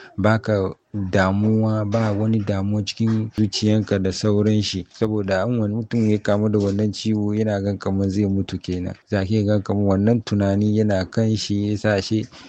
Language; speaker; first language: Hausa; non-native, local second language; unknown